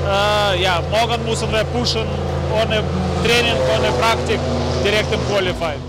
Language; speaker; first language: German; non-native, learner; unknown